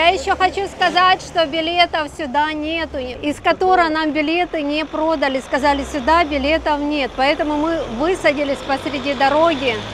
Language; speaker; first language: Russian; native; Russian